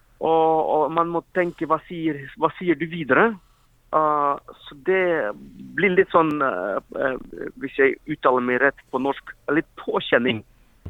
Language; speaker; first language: Norwegian; non-native, fluent; Ukrainian